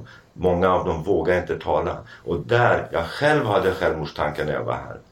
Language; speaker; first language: Swedish; non-native, fluent; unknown